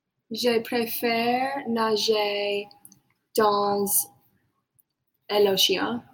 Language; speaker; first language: French; non-native, learner; English